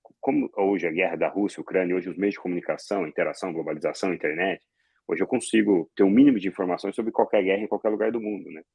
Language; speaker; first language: Portuguese; early bilingual, other home language; Arabic